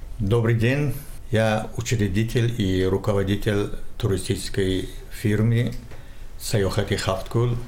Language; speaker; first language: Russian; non-native, local second language; Tajik